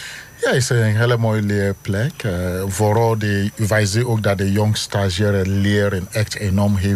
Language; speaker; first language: Dutch; non-native, fluent; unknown